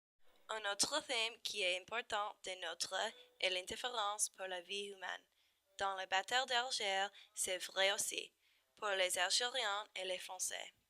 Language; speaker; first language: French; non-native, learner; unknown